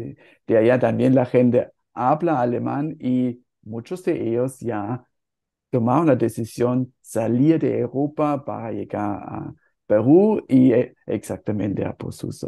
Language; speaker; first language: Spanish; non-native, fluent; German